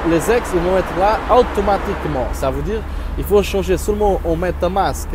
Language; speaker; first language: French; non-native, learner; Portuguese